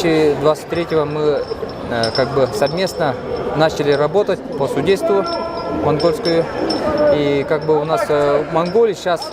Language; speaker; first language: Russian; non-native, fluent; Mongolian